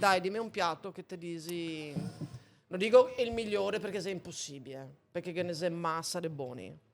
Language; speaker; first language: Italian; native; Italian